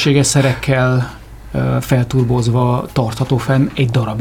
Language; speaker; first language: Hungarian; native; Hungarian